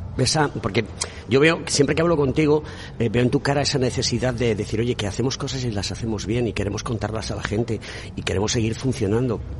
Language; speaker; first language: Spanish; native; Spanish